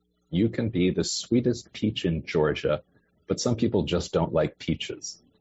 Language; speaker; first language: English; native; English